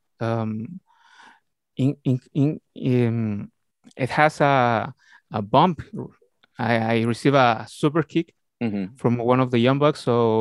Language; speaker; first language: English; non-native, learner; Spanish